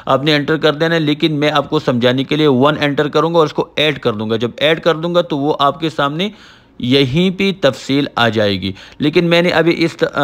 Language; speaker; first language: Urdu; native; Urdu